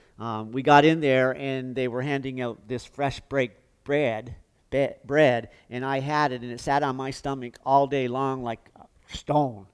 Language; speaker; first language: English; native; English